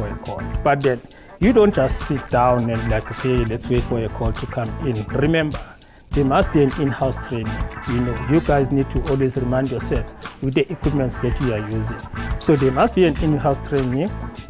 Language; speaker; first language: English; non-native, local second language; Zulu